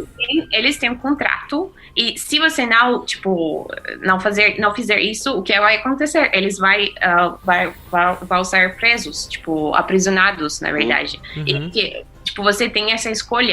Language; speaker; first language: Portuguese; non-native, fluent; Russian